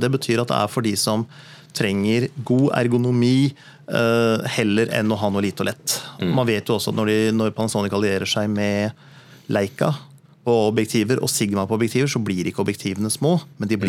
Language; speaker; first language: Norwegian; native; Norwegian